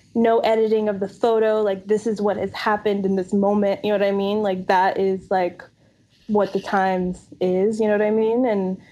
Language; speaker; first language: English; native; English